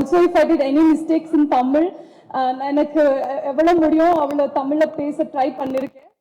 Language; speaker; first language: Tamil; non-native, local second language; Telugu